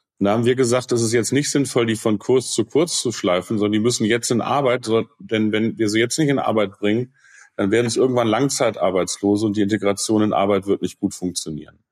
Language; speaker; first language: German; native; German